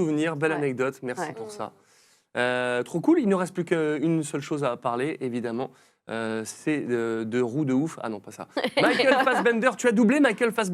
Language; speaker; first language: French; native; French